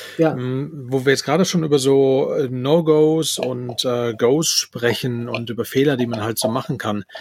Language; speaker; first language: German; native; German